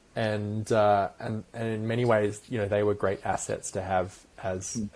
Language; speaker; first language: English; native; English